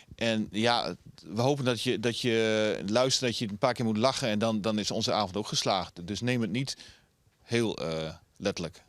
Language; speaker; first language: Dutch; native; Dutch